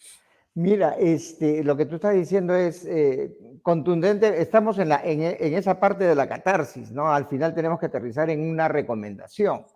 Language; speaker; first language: Spanish; native; Spanish